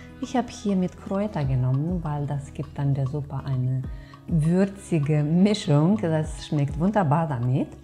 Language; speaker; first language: German; non-native, fluent; Romanian